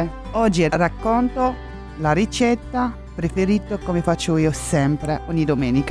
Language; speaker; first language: Italian; non-native, local second language; Arabic